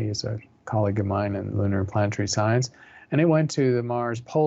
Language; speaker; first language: English; native; English